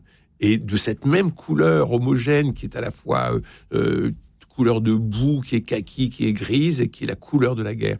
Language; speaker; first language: French; native; French